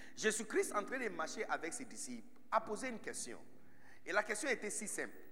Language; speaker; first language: French; non-native, fluent; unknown